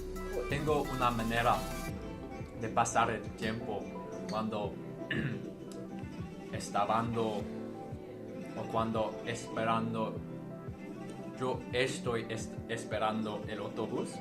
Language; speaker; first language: Spanish; non-native, learner; English